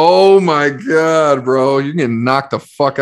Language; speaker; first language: English; native; English